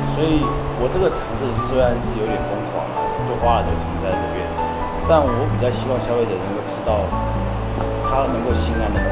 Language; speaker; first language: Chinese; native; Chinese